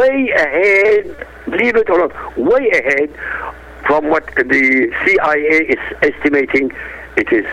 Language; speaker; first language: English; non-native, fluent; Arabic